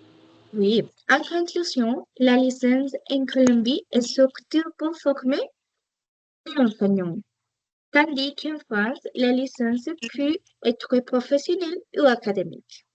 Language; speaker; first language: French; non-native, learner; Spanish